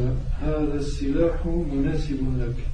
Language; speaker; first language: Arabic; non-native, learner; French